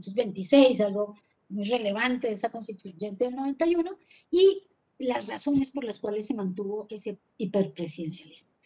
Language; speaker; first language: Spanish; native; Spanish